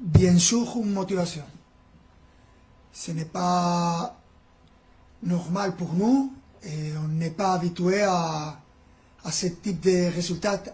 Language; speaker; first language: French; non-native, fluent; Spanish